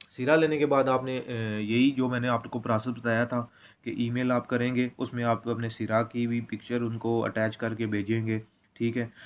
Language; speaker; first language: Hindi; non-native, local second language; Punjabi